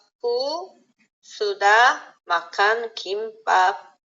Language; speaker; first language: Indonesian; non-native, learner; Korean